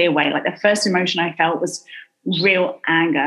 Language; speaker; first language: English; native; English